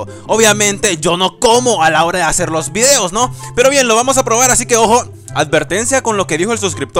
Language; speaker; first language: Spanish; native; Spanish